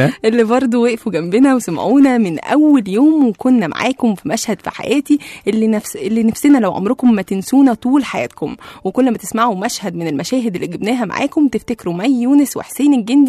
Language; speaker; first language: Arabic; native; Arabic